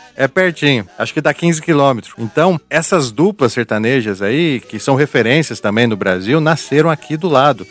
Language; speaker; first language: Portuguese; native; Portuguese